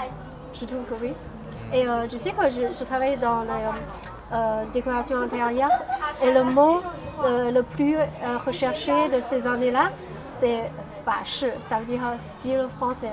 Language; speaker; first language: French; non-native, fluent; Chinese